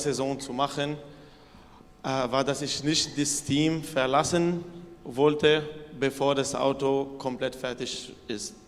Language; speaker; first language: German; non-native, fluent; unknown